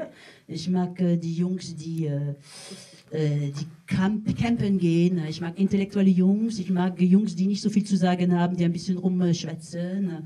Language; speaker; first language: German; non-native, fluent; French